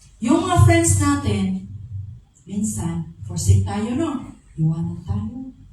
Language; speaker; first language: Filipino; non-native, local second language; Cebuano